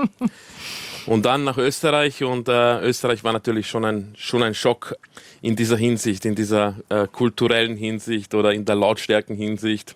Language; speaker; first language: German; early bilingual, other home language; Croatian